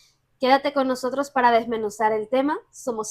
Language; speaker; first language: Spanish; native; Spanish